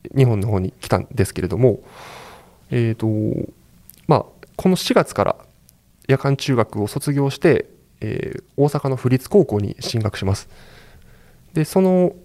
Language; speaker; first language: Japanese; native; Japanese